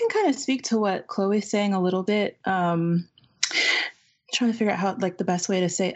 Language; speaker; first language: English; native; English